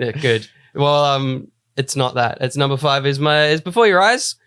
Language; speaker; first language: English; native; English